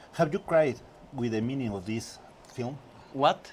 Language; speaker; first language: English; non-native, learner; Spanish